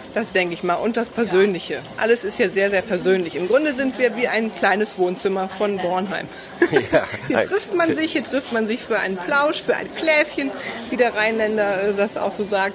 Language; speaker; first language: German; native; German